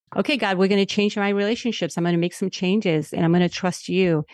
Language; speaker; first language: English; non-native, fluent; Spanish